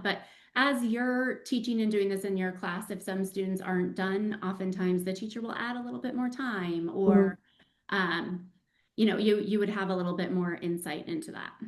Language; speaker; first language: English; native; English